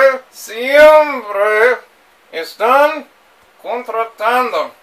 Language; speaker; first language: Spanish; non-native, learner; English